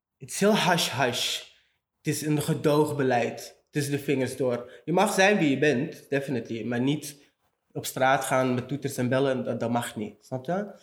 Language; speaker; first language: Dutch; early bilingual, other home language; Romany